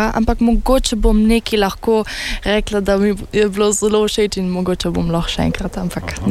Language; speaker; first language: Slovenian; early bilingual, heritage; Slovenian